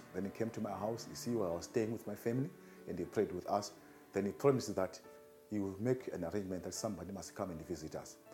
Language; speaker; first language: English; non-native, local second language; Shona